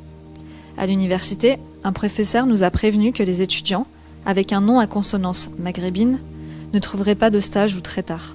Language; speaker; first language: French; native; French